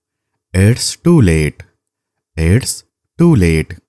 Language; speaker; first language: English; non-native, fluent; Nepali